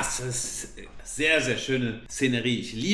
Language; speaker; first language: German; native; German